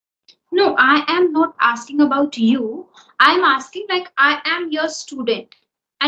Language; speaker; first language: English; non-native, local second language; Hindi